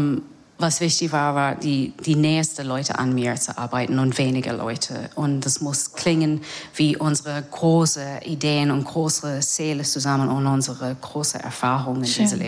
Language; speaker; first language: German; non-native, fluent; English